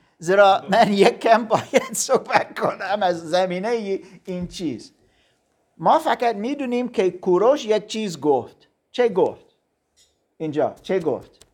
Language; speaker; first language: Persian; non-native, learner; German